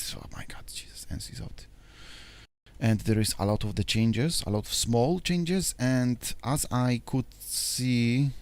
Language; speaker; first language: English; non-native, fluent; Polish